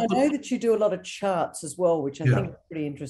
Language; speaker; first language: English; native; English